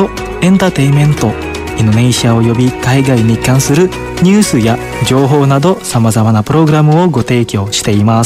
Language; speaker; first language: Japanese; non-native, fluent; Indonesian